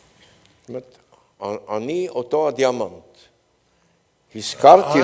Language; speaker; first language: Hebrew; non-native, fluent; Polish